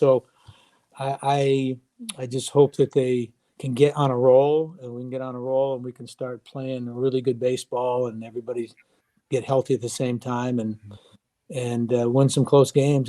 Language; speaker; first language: English; native; English